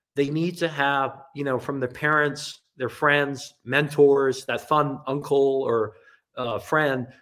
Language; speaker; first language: English; non-native, local second language; Cantonese